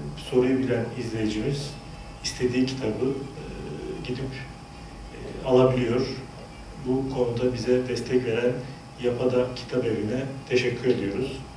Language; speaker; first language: Turkish; native; Turkish